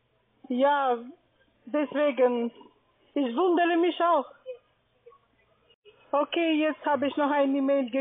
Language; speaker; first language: German; non-native, learner; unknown